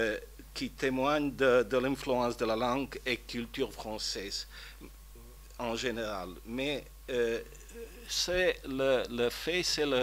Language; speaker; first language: French; non-native, fluent; Croatian